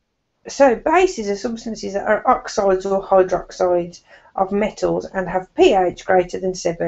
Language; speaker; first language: English; native; English